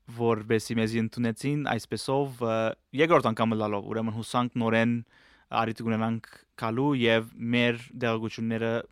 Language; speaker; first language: Armenian; early bilingual, heritage; Armenian